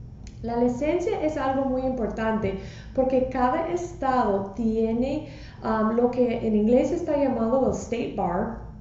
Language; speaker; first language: Spanish; non-native, fluent; English